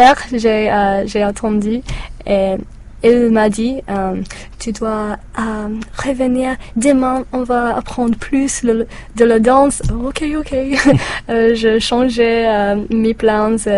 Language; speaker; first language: French; non-native, learner; English